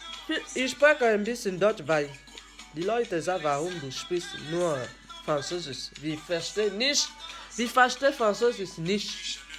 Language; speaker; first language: German; non-native, learner; French